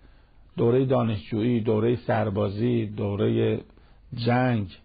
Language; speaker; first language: Persian; native; Persian